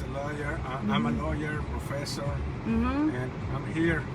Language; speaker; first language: English; non-native, learner; Spanish